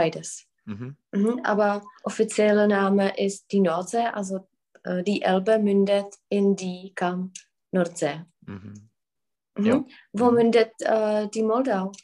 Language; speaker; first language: German; non-native, fluent; Czech